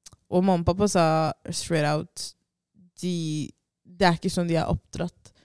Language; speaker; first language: Norwegian; early bilingual, heritage; Norwegian